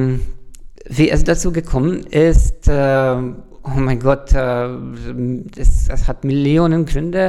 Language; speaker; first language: German; non-native, fluent; Hungarian